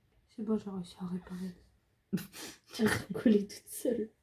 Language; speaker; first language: French; native; French